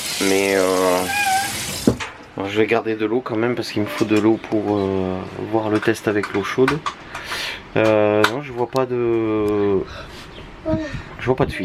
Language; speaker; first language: French; native; French